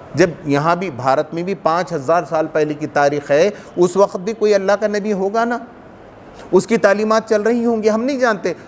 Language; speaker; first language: Urdu; native; Urdu